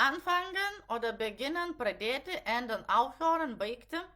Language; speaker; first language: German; non-native, fluent; Lithuanian